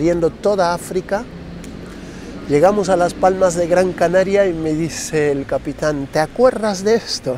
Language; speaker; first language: Spanish; non-native, fluent; Krio